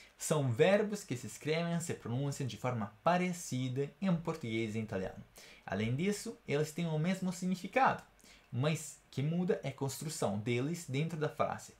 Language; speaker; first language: Portuguese; non-native, fluent; Italian